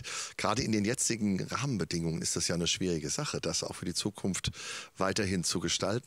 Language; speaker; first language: German; native; German